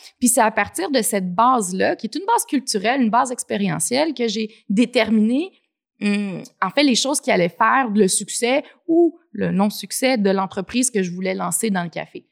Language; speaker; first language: French; native; French